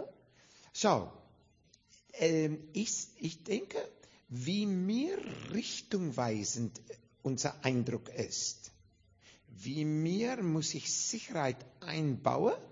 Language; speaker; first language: German; non-native, fluent; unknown